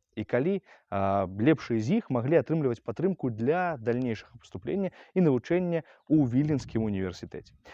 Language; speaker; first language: Belarusian; native; Belarusian